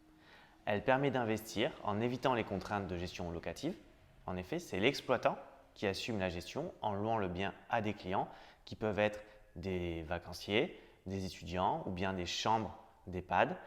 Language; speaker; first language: French; native; French